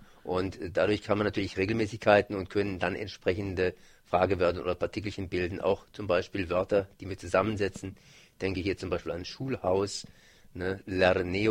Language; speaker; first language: German; native; German